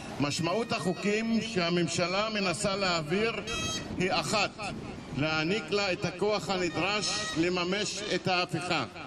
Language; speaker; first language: Hebrew; non-native, local second language; Arabic